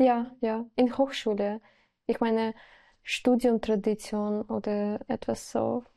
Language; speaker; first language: German; non-native, learner; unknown